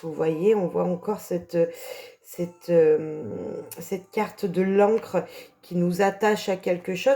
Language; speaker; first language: French; native; French